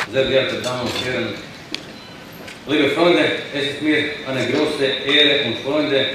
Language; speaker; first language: German; non-native, fluent; Croatian